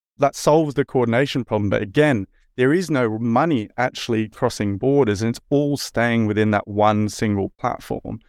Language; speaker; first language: English; native; English